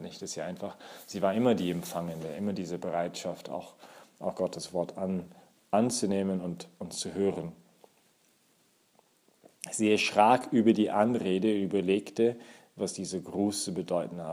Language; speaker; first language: German; native; German